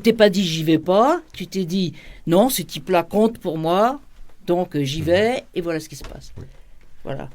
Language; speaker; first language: French; native; French